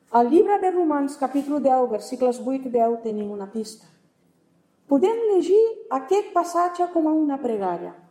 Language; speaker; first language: Catalan; non-native, fluent; Portuguese